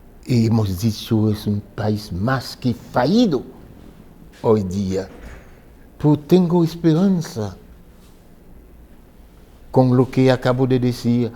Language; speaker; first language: Spanish; non-native, fluent; Haitian Creole